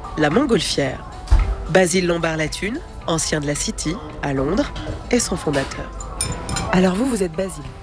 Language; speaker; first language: French; native; French